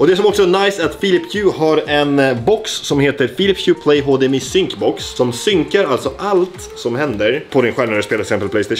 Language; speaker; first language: Swedish; native; Swedish